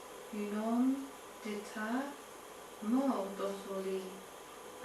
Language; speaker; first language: French; non-native, learner; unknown